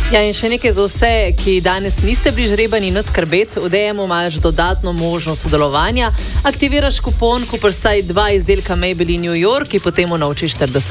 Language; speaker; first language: Slovenian; native; Slovenian